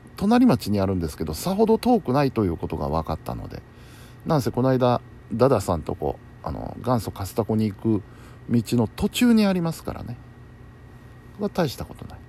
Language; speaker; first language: Japanese; native; Japanese